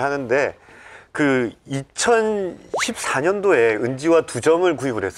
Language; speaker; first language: Korean; native; Korean